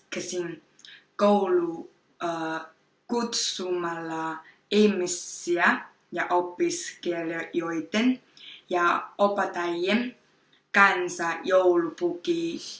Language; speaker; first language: Finnish; non-native, learner; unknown